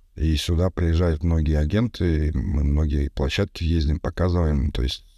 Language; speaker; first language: Russian; native; Russian